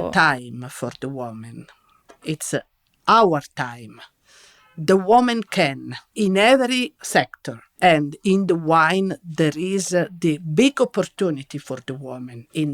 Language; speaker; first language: English; non-native, learner; Italian